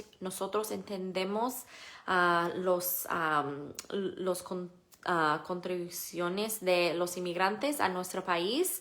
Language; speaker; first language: Spanish; non-native, fluent; English